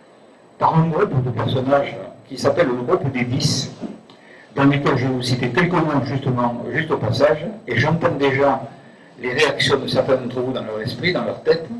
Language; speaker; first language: French; native; French